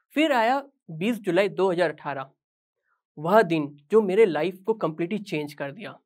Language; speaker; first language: Hindi; native; Hindi